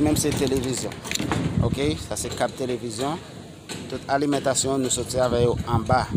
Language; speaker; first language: French; non-native, learner; Haitian Creole